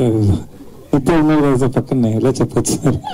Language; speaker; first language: Telugu; non-native, learner; Tamil